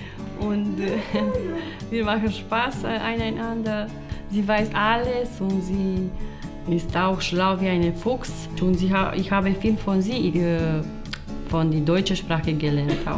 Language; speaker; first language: German; non-native, learner; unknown